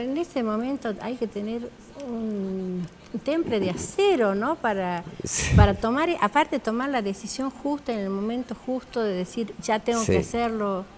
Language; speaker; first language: Spanish; native; Spanish